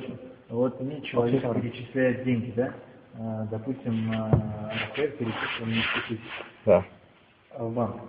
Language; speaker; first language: Russian; native; Russian